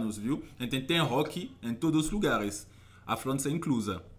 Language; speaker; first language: Portuguese; non-native, fluent; French